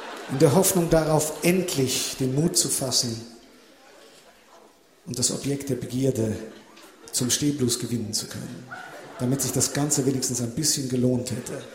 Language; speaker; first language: German; native; German